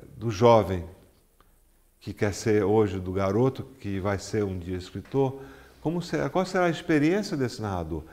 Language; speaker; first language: Portuguese; native; Portuguese